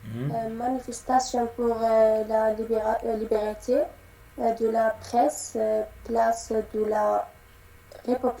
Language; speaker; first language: French; non-native, learner; Arabic